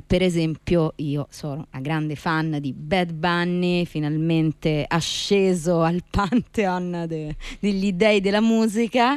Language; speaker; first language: Italian; native; Italian